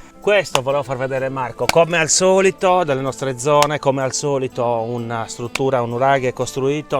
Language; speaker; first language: Italian; native; Italian